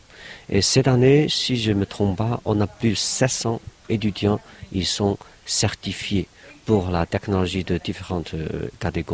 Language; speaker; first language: French; non-native, fluent; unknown